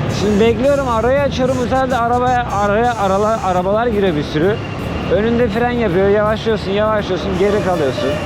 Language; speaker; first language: Turkish; native; Turkish